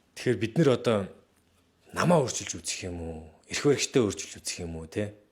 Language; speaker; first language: Mongolian; native; Mongolian